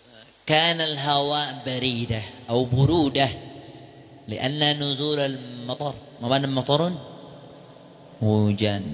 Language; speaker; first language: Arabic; non-native, fluent; Indonesian